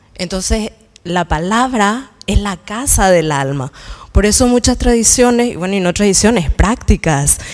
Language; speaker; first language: Spanish; native; Spanish